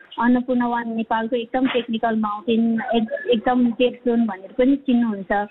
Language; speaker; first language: Nepali; non-native, local second language; Sherpa